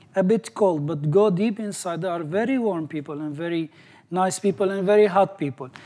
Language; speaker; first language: English; non-native, fluent; Arabic